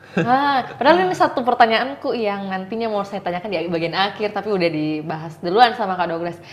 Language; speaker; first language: Indonesian; native; Indonesian